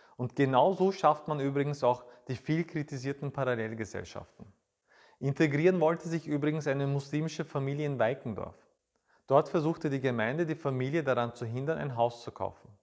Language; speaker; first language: German; early bilingual, other home language; Turkish